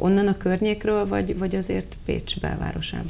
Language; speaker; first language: Hungarian; native; Hungarian